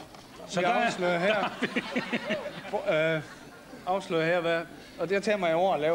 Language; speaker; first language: Danish; native; Danish